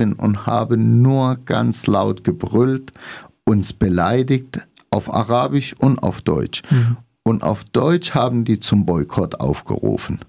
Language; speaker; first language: German; non-native, fluent; Arabic